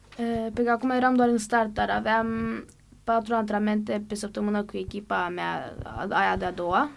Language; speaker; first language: Romanian; early bilingual, heritage; Romanian